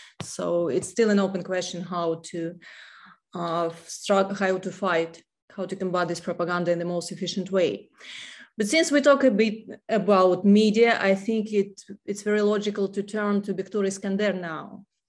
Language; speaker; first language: English; non-native, fluent; Ukrainian